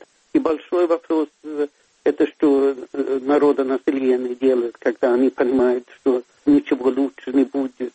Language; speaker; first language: Russian; non-native, fluent; Swedish